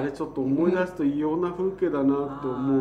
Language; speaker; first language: Japanese; native; Japanese